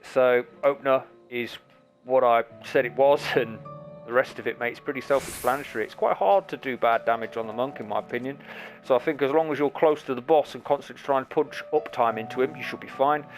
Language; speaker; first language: English; native; English